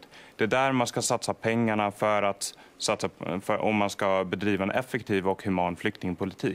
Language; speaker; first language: Swedish; native; Swedish